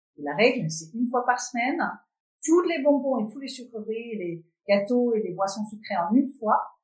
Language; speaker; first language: French; non-native, fluent; Danish